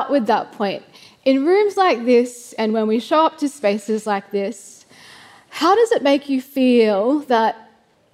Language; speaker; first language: English; native; English